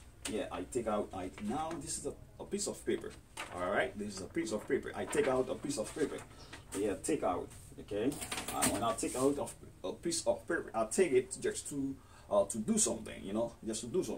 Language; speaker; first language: English; non-native, fluent; Haitian Creole